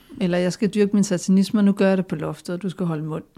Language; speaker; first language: Danish; native; Danish